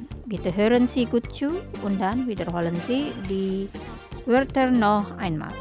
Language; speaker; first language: German; non-native, learner; Indonesian